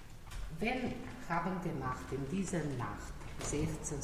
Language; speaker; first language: German; non-native, learner; Slovenian